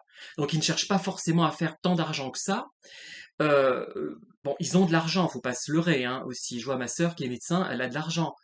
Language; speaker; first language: French; native; French